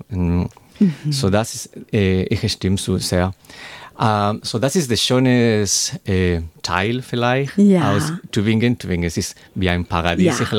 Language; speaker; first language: German; non-native, learner; Spanish